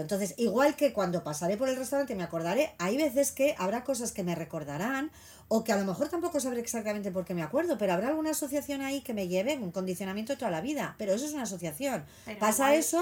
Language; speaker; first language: Spanish; native; Spanish